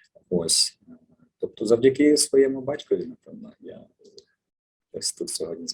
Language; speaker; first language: Ukrainian; native; Ukrainian